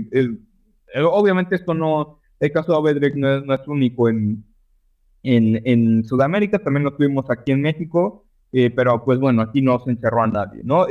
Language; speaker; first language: Spanish; native; Spanish